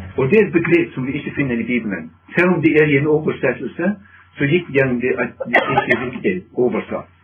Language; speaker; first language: Norwegian; non-native, fluent; English